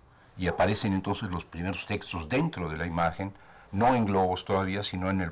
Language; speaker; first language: Spanish; native; Spanish